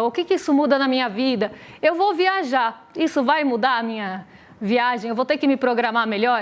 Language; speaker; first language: Portuguese; native; Portuguese